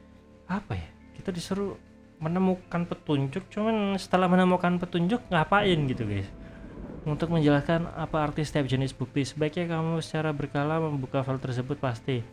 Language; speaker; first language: Indonesian; native; Indonesian